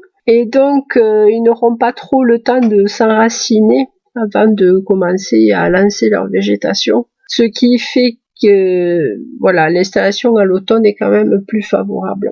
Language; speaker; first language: French; native; French